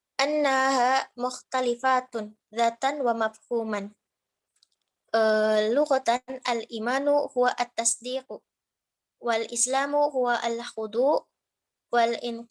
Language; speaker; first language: Arabic; non-native, learner; Indonesian